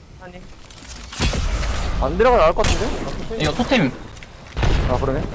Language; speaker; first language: Korean; native; Korean